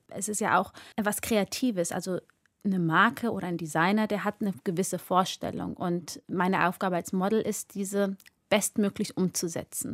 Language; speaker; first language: German; early bilingual, other home language; Amharic